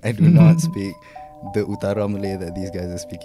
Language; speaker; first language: English; non-native, local second language; Pattani Malay